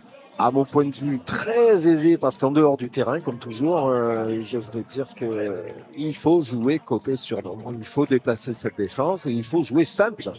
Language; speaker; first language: French; native; French